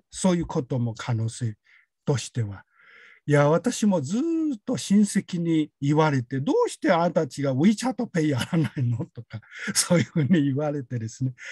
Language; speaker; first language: Japanese; non-native, fluent; Chinese